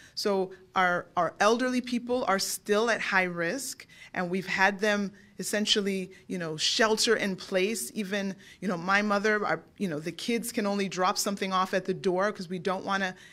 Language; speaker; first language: English; native; English